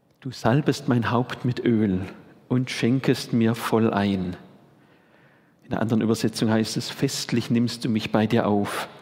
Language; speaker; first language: German; native; German